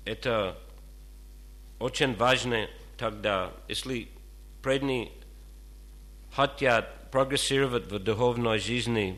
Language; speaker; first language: Russian; non-native, fluent; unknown